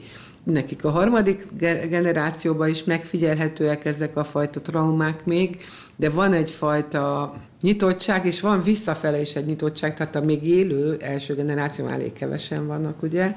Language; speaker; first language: Hungarian; native; Hungarian